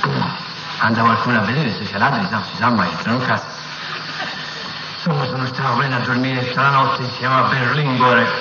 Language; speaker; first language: Italian; native; Italian